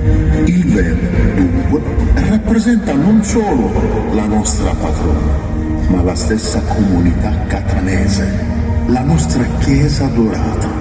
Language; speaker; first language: Italian; native; Italian